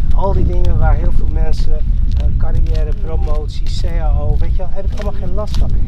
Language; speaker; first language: Dutch; early bilingual, other home language; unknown